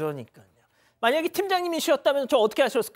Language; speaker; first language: Korean; native; Korean